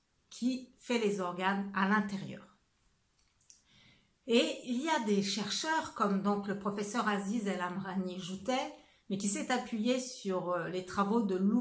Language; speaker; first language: French; native; French